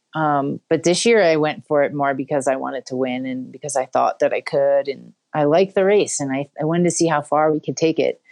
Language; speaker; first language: English; native; English